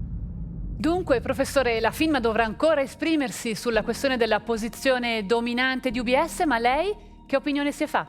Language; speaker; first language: Italian; native; Italian